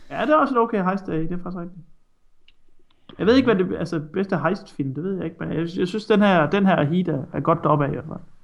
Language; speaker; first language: Danish; native; Danish